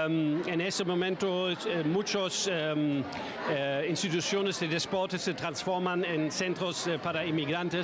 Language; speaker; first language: Spanish; non-native, fluent; German